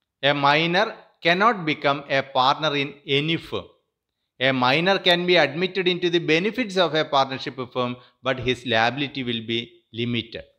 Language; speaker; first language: English; non-native, local second language; Malayalam